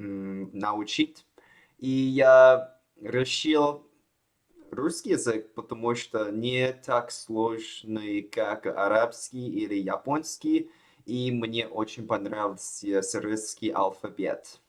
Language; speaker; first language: Russian; non-native, learner; Chinese